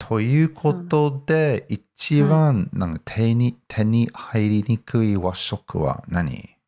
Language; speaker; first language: Japanese; non-native, fluent; English